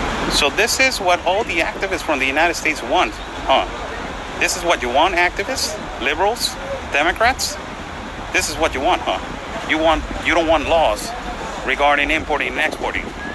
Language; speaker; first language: English; non-native, fluent; Spanish